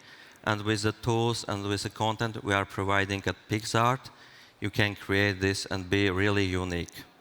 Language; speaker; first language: English; non-native, fluent; Armenian